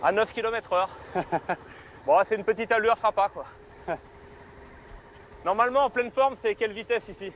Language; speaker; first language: French; native; French